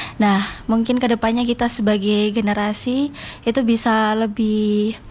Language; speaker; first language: Indonesian; native; Indonesian